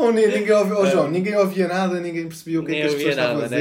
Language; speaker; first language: Portuguese; native; Portuguese